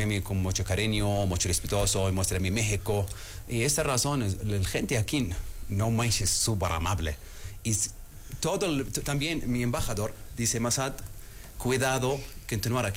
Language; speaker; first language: Spanish; non-native, learner; Arabic